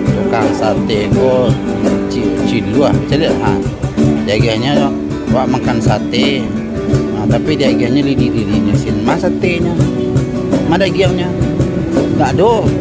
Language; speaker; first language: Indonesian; non-native, local second language; Minangkabau